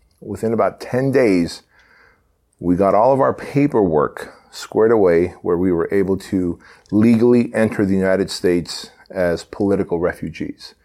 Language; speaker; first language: English; early bilingual, other home language; Armenian